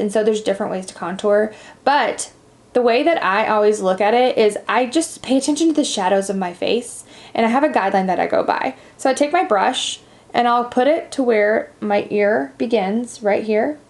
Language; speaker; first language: English; native; English